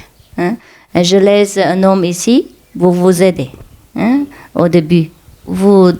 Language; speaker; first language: French; non-native, fluent; Vietnamese